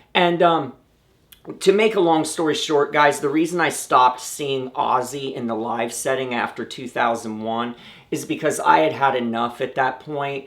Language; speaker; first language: English; native; English